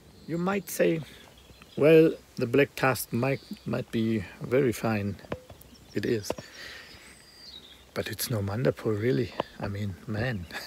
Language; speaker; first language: English; non-native, fluent; German